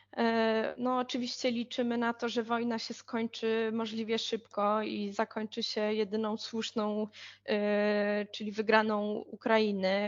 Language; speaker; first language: Polish; native; Polish